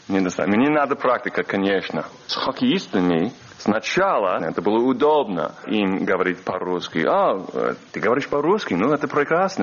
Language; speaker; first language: Russian; non-native, learner; English